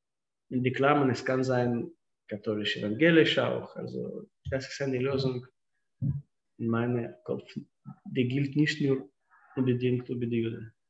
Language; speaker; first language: German; non-native, fluent; Russian